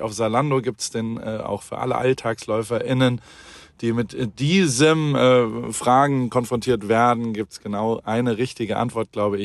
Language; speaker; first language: German; native; German